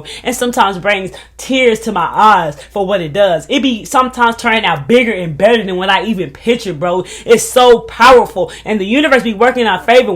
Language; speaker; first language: English; native; English